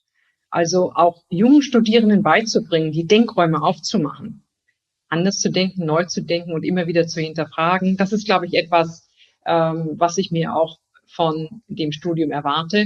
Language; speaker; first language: German; native; German